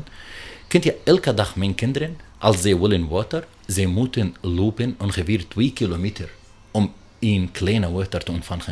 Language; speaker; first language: Dutch; non-native, learner; Arabic